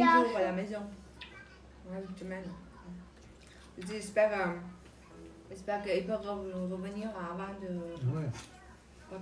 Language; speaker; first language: French; non-native, learner; Vietnamese